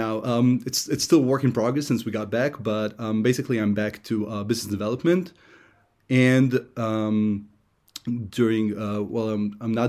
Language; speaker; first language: English; non-native, fluent; Hebrew